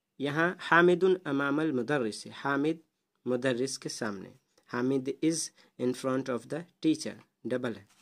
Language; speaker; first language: Urdu; native; Urdu